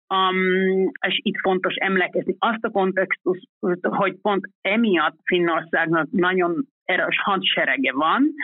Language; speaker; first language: Hungarian; non-native, fluent; Finnish